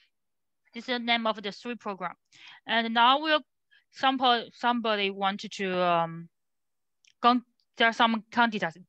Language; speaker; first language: English; non-native, learner; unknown